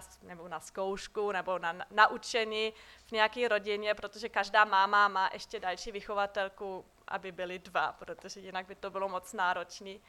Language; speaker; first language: Czech; non-native, fluent; German